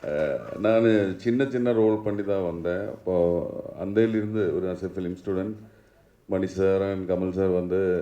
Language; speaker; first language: Tamil; non-native, learner; Malayalam